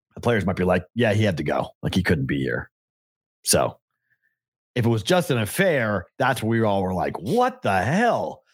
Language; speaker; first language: English; native; English